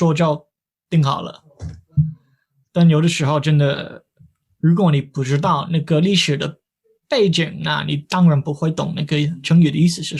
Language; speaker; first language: Chinese; non-native, fluent; English